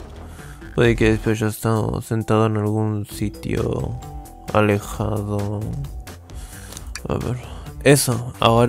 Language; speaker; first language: Spanish; native; Spanish